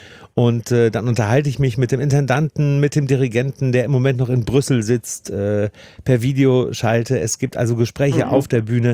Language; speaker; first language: German; native; German